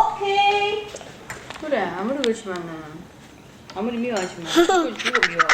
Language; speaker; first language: Korean; native; Korean